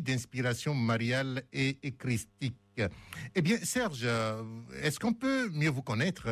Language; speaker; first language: French; native; French